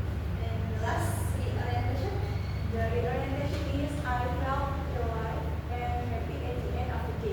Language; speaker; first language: English; non-native, learner; Indonesian